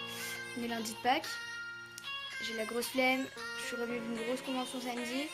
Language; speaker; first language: French; native; French